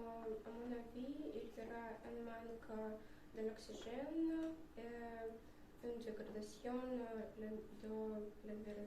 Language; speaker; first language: French; non-native, learner; Russian